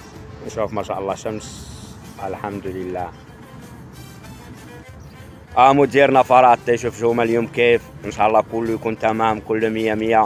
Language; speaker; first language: Arabic; non-native, learner; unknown